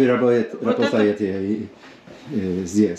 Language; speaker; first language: Russian; non-native, learner; Polish